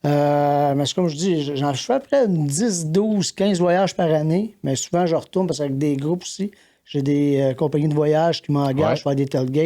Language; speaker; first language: French; native; French